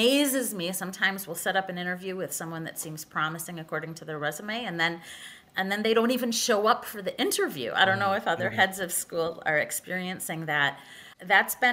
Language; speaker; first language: English; native; English